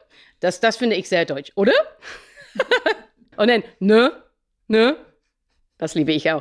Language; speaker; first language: German; non-native, fluent; English